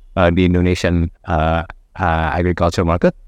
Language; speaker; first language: English; non-native, fluent; Indonesian